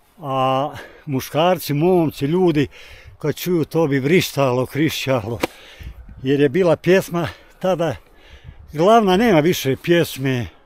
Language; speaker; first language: Croatian; native; Croatian